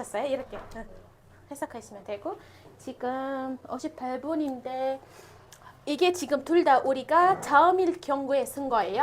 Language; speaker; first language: Korean; non-native, fluent; Uzbek